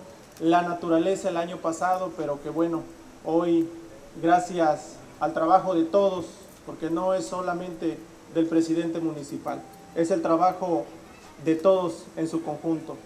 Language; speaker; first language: Spanish; native; Spanish